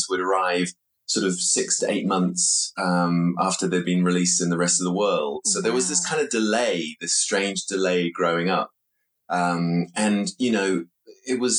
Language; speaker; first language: English; native; English